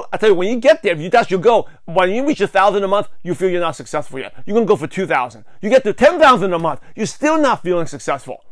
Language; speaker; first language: English; native; English